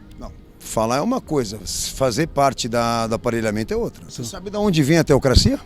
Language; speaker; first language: Portuguese; native; Portuguese